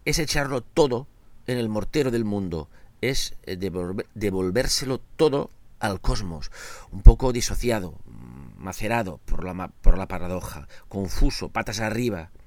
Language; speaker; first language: Spanish; non-native, local second language; Catalan